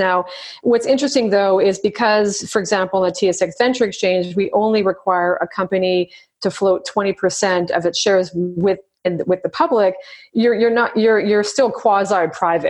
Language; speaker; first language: English; native; English